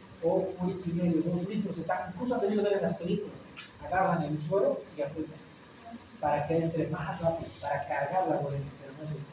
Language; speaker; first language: Spanish; native; Spanish